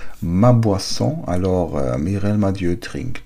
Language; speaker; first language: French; non-native, learner; German